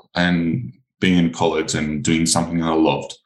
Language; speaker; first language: English; non-native, fluent; Greek